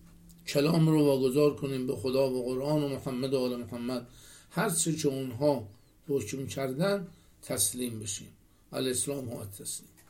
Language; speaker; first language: Persian; native; Persian